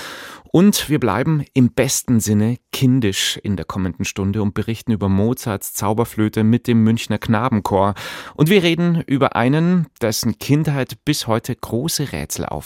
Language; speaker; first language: German; native; German